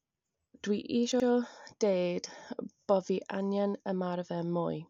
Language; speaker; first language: Welsh; non-native, learner; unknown